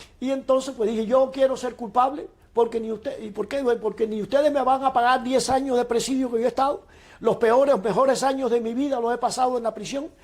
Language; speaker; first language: Spanish; native; Spanish